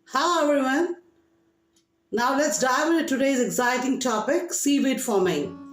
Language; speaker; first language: English; non-native, local second language; Tamil